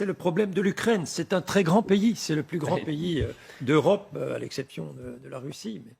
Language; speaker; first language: French; native; French